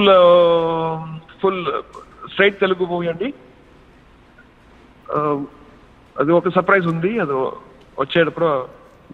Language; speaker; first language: Telugu; non-native, learner; Tamil